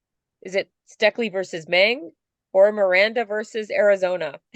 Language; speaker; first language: English; native; English